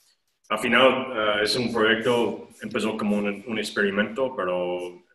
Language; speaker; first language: Spanish; non-native, fluent; English